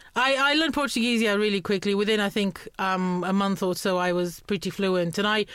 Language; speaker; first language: English; non-native, fluent; Romanian